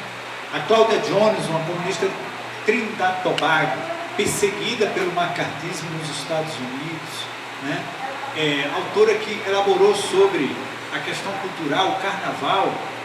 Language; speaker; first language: Portuguese; native; Portuguese